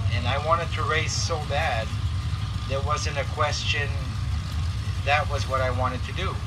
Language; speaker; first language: English; early bilingual, other home language; French